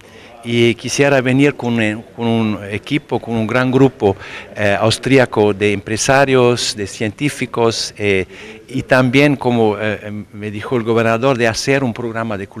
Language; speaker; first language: Spanish; non-native, fluent; German